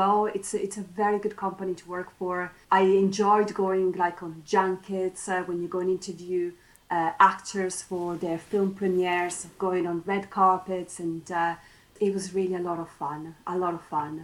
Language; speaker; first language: English; non-native, fluent; Italian